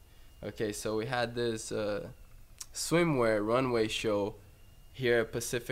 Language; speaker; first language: English; non-native, fluent; Portuguese